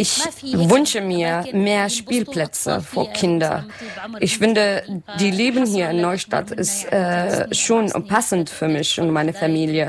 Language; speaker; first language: German; non-native, learner; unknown